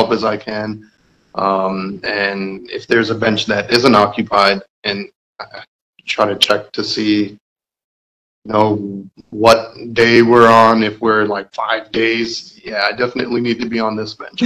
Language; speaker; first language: English; native; English